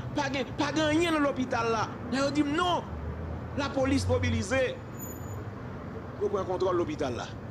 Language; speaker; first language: French; non-native, local second language; Haitian Creole